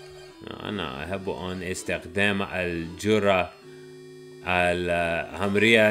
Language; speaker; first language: Arabic; non-native, learner; English